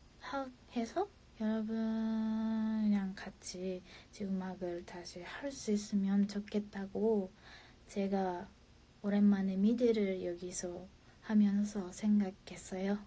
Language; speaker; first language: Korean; non-native, fluent; Japanese